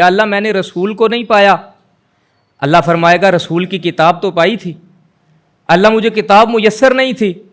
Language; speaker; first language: Urdu; non-native, local second language; Punjabi